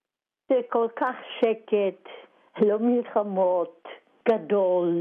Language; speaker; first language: Hebrew; non-native, fluent; Polish